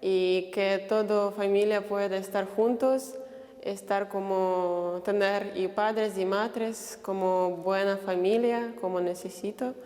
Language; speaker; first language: Spanish; non-native, learner; Ukrainian